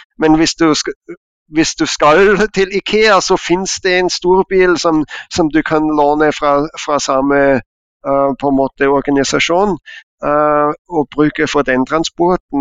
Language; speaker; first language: Norwegian; non-native, fluent; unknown